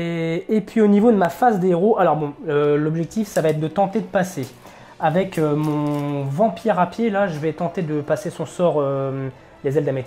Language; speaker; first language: French; native; French